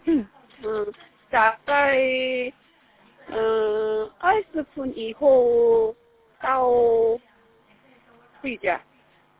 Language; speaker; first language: Chinese; non-native, learner; Korean